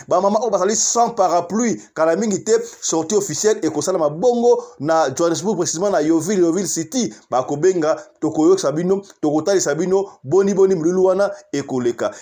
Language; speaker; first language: Lingala; native; Lingala